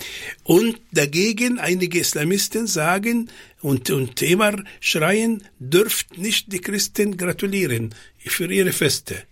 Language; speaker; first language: German; non-native, fluent; Arabic